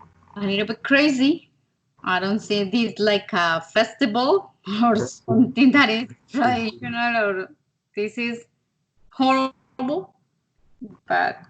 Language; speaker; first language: English; non-native, learner; Spanish